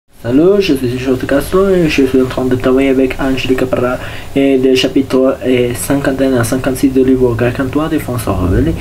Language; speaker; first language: French; non-native, learner; Spanish